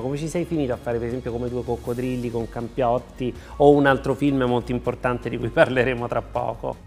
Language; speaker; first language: Italian; native; Italian